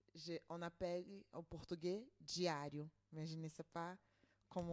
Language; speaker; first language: French; non-native, learner; Portuguese